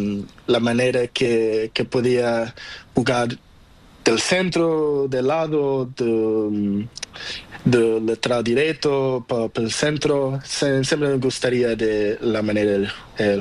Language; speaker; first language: Spanish; non-native, local second language; Portuguese